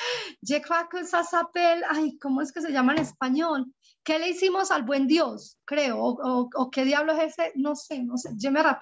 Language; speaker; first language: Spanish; native; Spanish